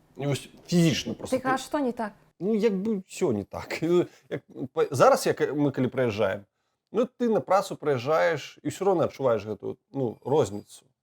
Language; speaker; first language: Belarusian; native; Belarusian